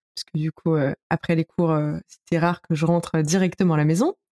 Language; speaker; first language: French; native; French